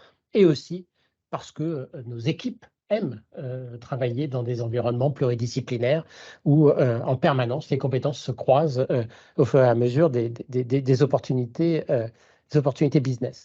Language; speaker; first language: French; native; French